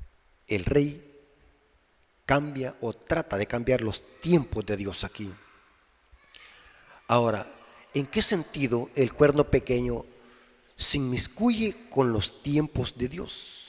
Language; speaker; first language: Spanish; native; Spanish